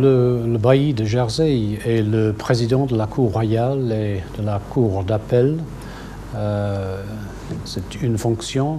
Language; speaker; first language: French; non-native, local second language; English